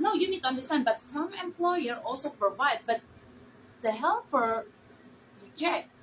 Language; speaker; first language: English; non-native, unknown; Javanese